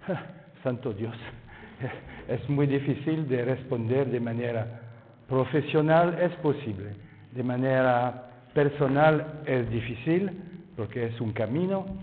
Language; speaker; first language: Spanish; non-native, fluent; French